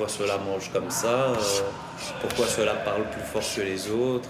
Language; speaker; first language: French; early bilingual, other home language; Lingala